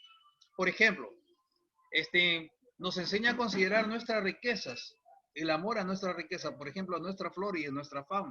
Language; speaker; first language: Spanish; native; Spanish